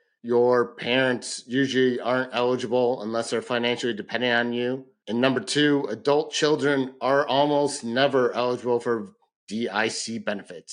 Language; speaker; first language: English; native; English